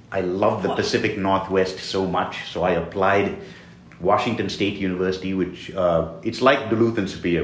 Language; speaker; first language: English; non-native, local second language; Tamil